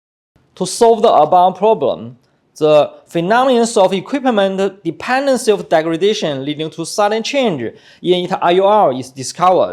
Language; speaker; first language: English; non-native, fluent; Chinese